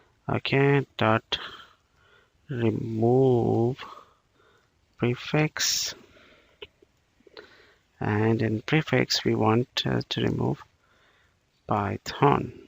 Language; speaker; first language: English; non-native, local second language; Bangla